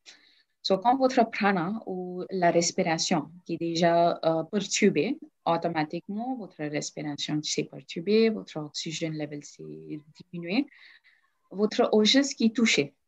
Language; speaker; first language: French; non-native, learner; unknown